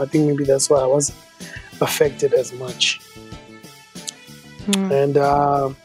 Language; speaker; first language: English; non-native, local second language; Tswana